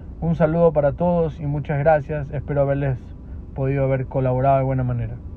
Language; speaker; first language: Spanish; native; Spanish